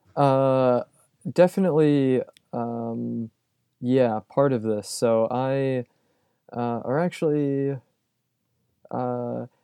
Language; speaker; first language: English; native; English